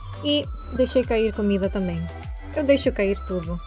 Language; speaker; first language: Portuguese; non-native, fluent; Korean